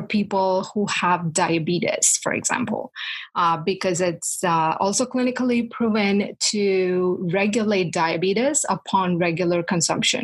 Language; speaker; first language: English; non-native, local second language; Tamil